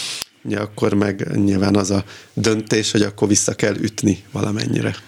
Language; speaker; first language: Hungarian; native; Hungarian